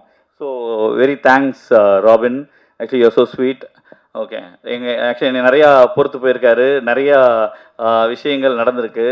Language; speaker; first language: Tamil; native; Tamil